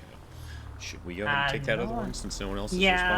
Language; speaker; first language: English; native; English